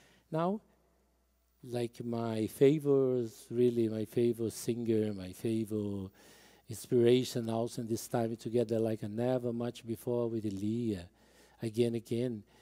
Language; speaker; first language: English; non-native, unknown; Portuguese